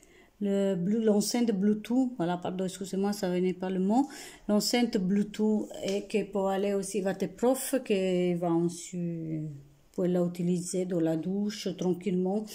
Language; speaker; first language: French; non-native, fluent; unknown